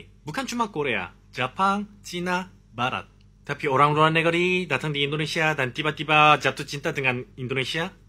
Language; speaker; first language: Indonesian; non-native, fluent; Korean